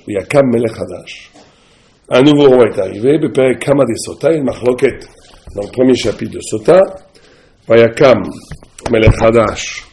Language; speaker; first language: French; native; French